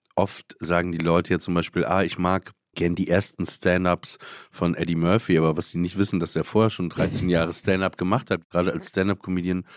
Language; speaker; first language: German; native; German